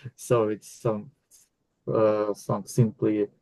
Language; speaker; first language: English; non-native, learner; Ukrainian